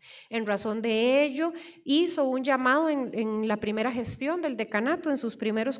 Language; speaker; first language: Spanish; native; Spanish